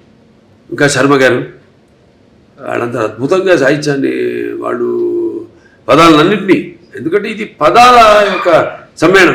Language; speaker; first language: Telugu; native; Telugu